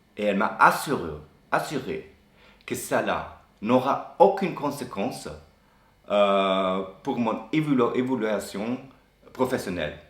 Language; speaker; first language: French; non-native, fluent; German